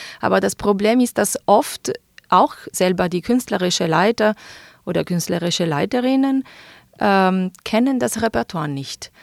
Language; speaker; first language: German; non-native, fluent; Italian